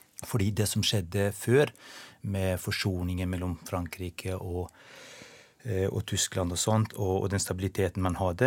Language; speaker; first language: Norwegian; non-native, fluent; Albanian